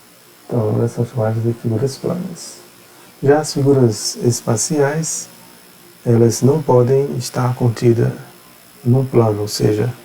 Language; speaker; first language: Portuguese; native; Portuguese